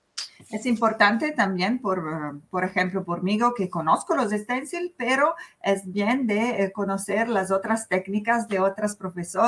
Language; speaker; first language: Spanish; non-native, fluent; Italian